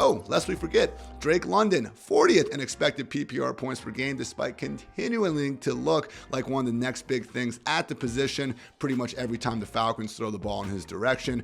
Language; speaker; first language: English; native; English